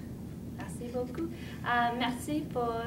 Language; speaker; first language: French; non-native, learner; English